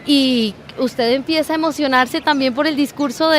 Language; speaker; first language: Spanish; native; Spanish